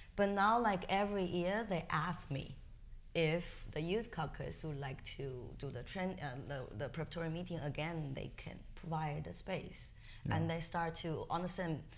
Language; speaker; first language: English; non-native, fluent; Chinese